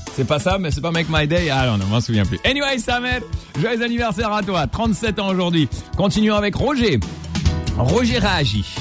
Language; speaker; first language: French; non-native, local second language; Arabic